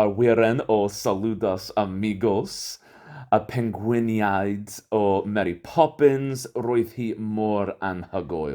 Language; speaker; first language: Welsh; non-native, fluent; English